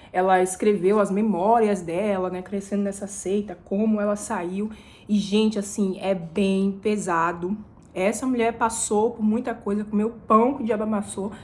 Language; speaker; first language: Portuguese; native; Portuguese